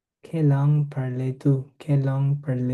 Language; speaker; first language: French; non-native, learner; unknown